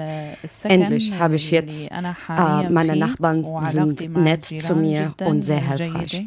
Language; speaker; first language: German; non-native, learner; Arabic